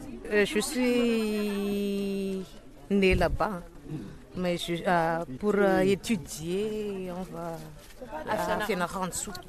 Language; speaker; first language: French; non-native, local second language; Malagasy